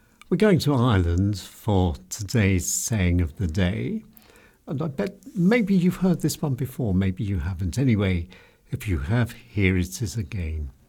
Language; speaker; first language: English; native; English